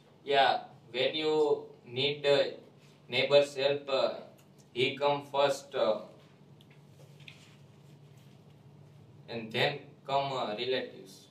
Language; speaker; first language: English; non-native, learner; Gujarati